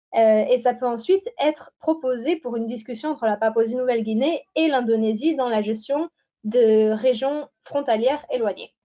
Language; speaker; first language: French; native; French